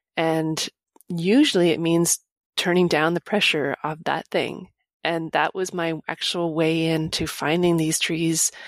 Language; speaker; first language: English; native; English